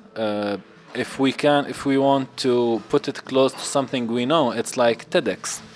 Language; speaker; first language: English; non-native, fluent; Arabic